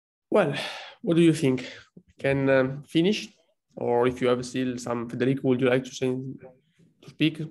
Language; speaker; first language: English; non-native, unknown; Italian